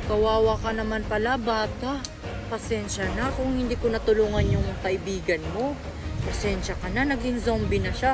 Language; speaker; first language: Filipino; native; Filipino